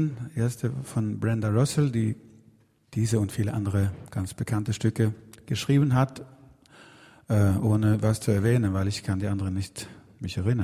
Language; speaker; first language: German; non-native, learner; Swedish